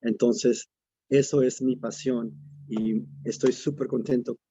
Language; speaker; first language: Spanish; early bilingual, other home language; English